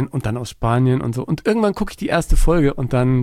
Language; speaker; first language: German; native; German